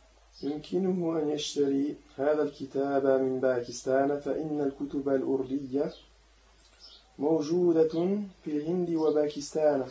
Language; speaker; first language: Arabic; non-native, learner; French